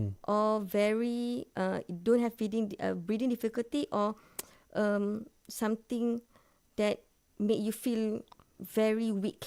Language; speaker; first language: English; non-native, local second language; Malay